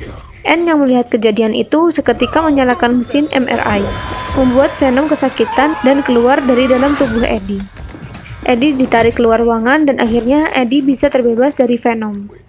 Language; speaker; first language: Indonesian; native; Indonesian